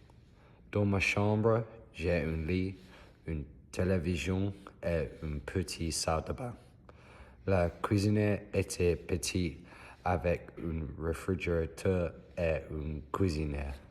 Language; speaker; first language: French; non-native, learner; English